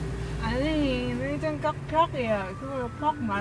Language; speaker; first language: Korean; non-native, learner; Lao